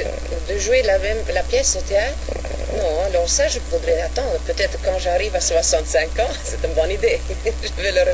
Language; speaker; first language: French; non-native, fluent; Swedish